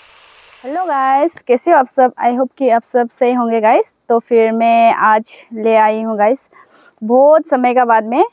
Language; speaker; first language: Hindi; non-native, local second language; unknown